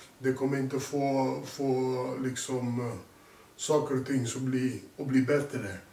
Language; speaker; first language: Swedish; early bilingual, other home language; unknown